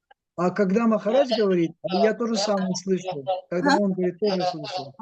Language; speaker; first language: Russian; native; Russian